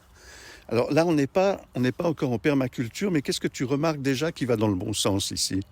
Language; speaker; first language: French; native; French